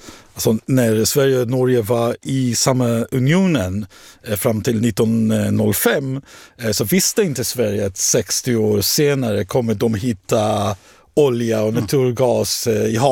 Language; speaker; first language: Swedish; non-native, fluent; Hebrew